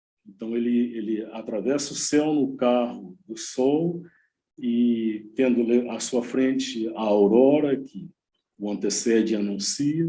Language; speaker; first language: Portuguese; native; Portuguese